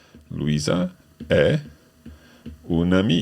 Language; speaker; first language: Italian; non-native, fluent; English